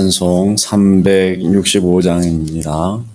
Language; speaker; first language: Korean; native; Korean